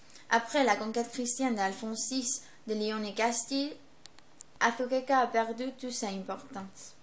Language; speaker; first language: French; non-native, learner; Spanish